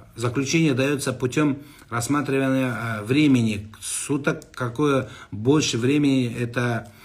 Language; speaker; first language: Russian; non-native, local second language; Kazakh